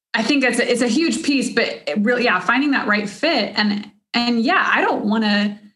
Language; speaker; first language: English; native; English